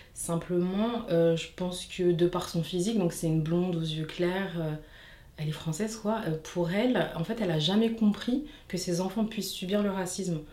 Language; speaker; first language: French; native; French